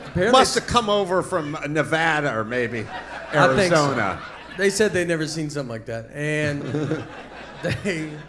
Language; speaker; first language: English; native; English